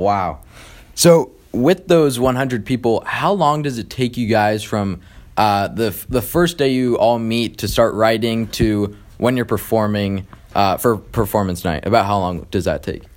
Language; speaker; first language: English; native; English